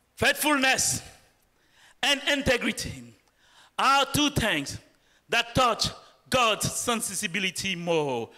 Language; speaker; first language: English; non-native, fluent; Haitian Creole